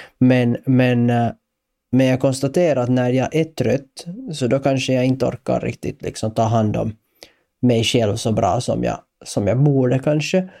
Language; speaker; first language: Swedish; native; Swedish